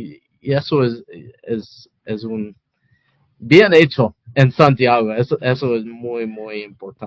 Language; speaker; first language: Spanish; non-native, fluent; English